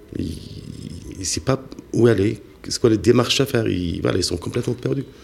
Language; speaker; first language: French; non-native, local second language; Arabic